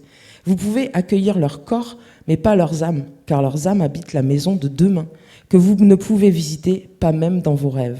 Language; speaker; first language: French; native; French